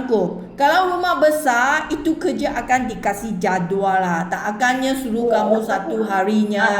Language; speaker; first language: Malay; non-native, local second language; Chinese